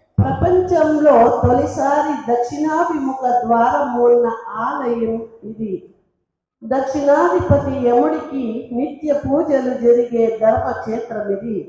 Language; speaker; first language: Telugu; non-native, local second language; Kannada